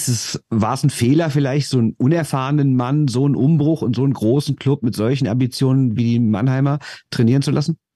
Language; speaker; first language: German; native; German